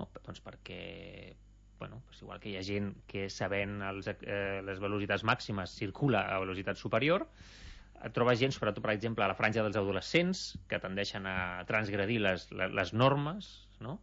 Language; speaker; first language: Catalan; native; Catalan